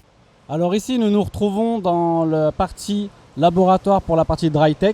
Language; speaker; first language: French; native; French